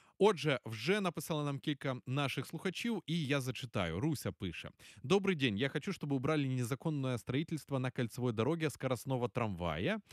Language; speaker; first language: Ukrainian; native; Ukrainian